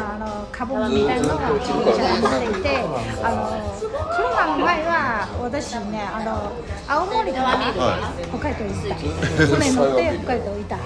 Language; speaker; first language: Japanese; non-native, fluent; Chinese